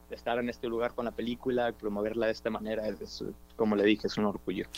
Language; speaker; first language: Spanish; early bilingual, heritage; Spanish